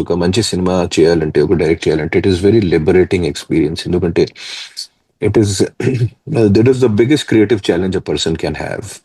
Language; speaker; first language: Telugu; non-native, fluent; Hindi